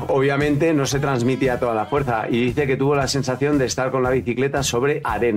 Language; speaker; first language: Spanish; native; Spanish